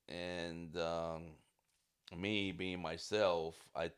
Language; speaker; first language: English; non-native, fluent; Spanish